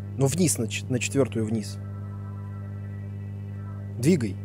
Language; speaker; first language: Russian; native; Russian